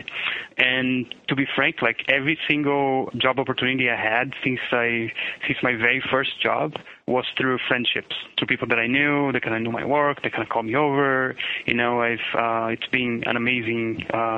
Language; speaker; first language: English; non-native, fluent; Portuguese